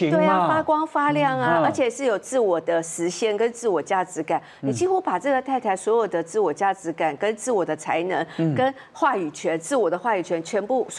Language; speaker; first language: Chinese; native; Chinese